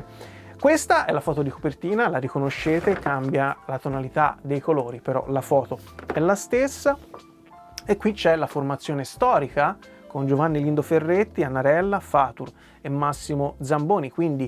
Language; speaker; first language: Italian; native; Italian